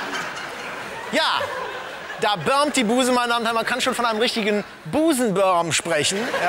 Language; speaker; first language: German; native; German